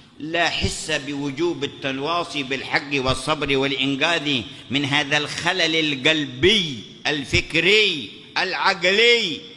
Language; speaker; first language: Arabic; native; Arabic